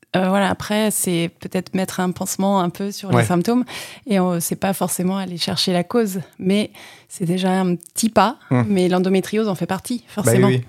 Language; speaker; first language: French; native; French